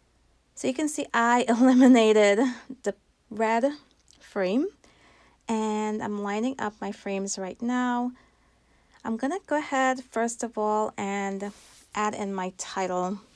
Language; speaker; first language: English; native; English